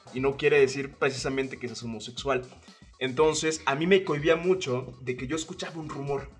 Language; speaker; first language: Spanish; native; Spanish